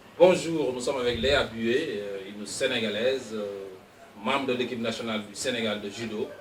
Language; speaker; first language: French; non-native, local second language; Wolof